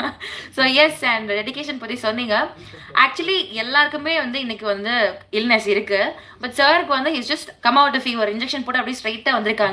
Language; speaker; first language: Tamil; native; Tamil